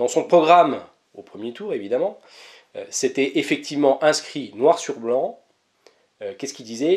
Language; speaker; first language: French; native; French